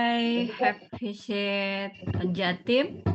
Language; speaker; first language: English; non-native, learner; Indonesian